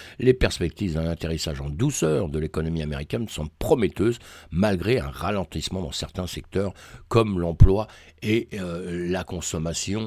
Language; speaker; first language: French; native; French